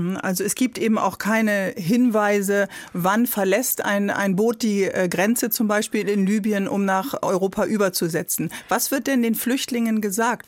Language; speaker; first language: German; native; German